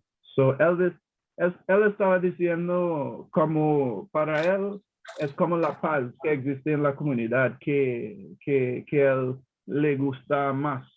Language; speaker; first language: Spanish; non-native, learner; English